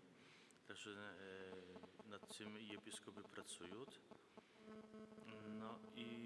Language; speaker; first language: Ukrainian; non-native, fluent; Polish